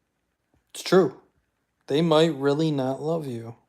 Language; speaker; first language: English; native; English